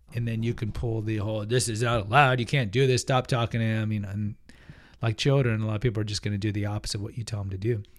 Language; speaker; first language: English; early bilingual, other home language; Spanish